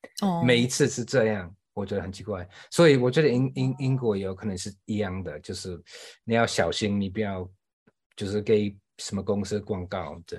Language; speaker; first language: Chinese; non-native, fluent; English